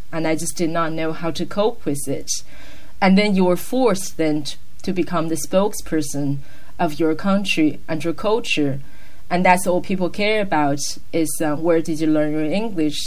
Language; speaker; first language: English; non-native, fluent; Chinese